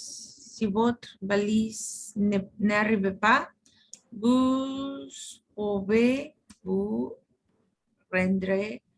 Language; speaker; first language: French; non-native, learner; Spanish